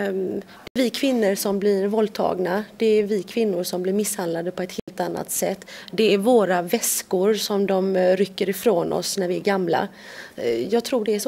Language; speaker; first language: Swedish; native; Swedish